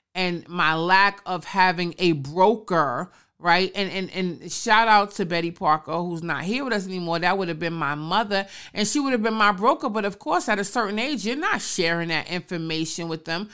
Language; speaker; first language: English; native; English